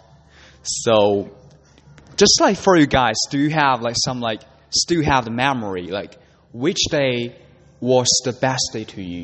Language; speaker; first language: English; non-native, fluent; Chinese